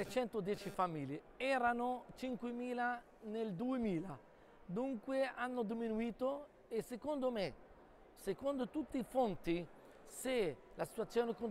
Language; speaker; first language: Italian; non-native, fluent; Arabic